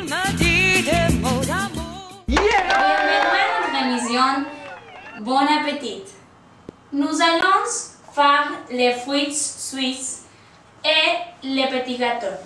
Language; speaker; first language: French; non-native, learner; Spanish